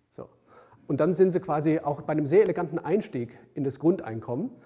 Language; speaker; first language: German; native; German